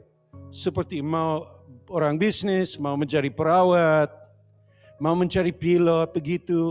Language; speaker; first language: Indonesian; non-native, learner; English